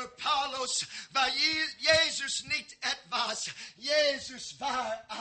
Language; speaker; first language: German; non-native, learner; English